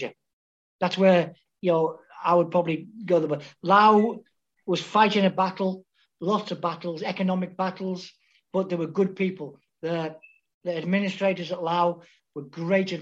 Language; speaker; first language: English; native; English